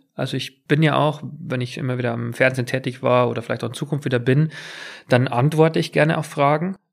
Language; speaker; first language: German; native; German